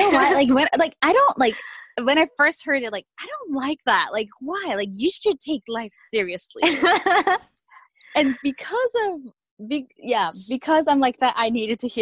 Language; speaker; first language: English; non-native, fluent; Korean